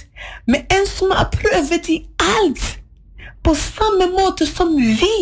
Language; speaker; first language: Norwegian; non-native, fluent; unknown